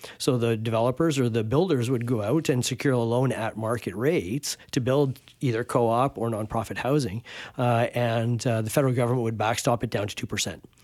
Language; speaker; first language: English; native; English